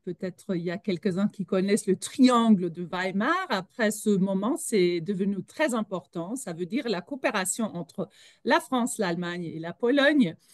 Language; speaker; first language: French; non-native, fluent; German